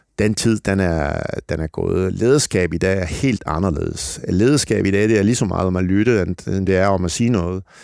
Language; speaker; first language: Danish; non-native, fluent; French